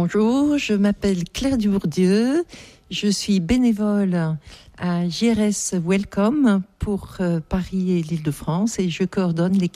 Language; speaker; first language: French; native; French